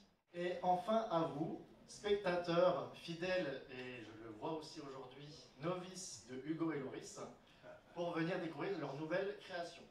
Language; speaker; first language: French; native; French